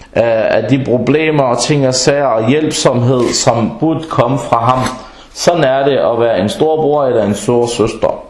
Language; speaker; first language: Danish; early bilingual, other home language; Arabic